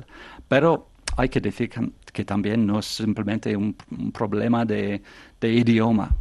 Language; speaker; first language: Spanish; non-native, fluent; English